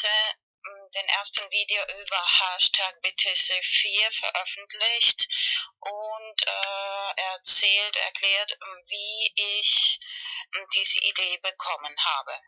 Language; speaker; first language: German; non-native, learner; Spanish